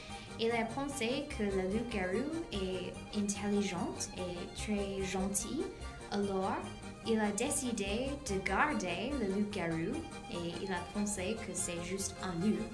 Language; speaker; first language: French; non-native, learner; English